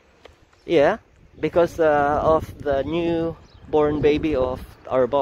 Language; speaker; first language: English; non-native, local second language; Filipino